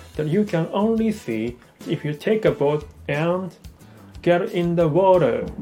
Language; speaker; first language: English; non-native, learner; Japanese